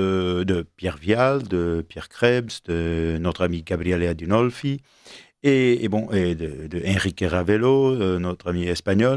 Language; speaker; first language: French; non-native, fluent; Portuguese